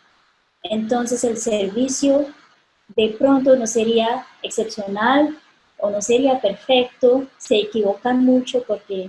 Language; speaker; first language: Spanish; non-native, fluent; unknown